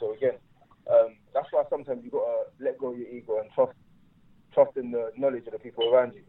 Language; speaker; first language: English; native; English